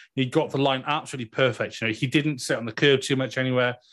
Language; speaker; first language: English; native; English